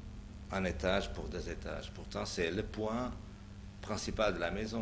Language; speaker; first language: French; non-native, fluent; Portuguese